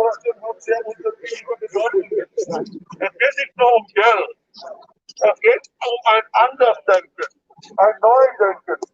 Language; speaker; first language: German; non-native, fluent; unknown